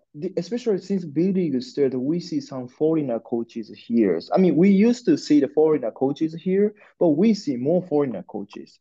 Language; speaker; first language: English; non-native, learner; Japanese